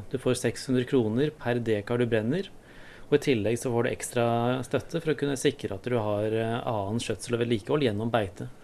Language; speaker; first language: Norwegian; native; Norwegian